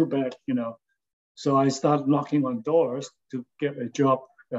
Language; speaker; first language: English; non-native, local second language; Cantonese